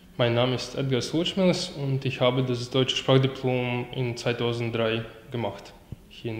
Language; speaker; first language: German; non-native, fluent; Latvian